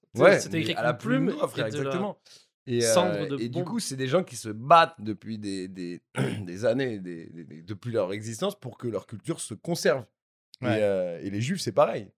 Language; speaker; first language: French; native; French